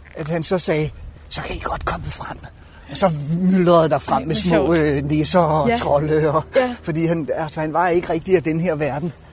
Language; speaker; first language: Danish; native; Danish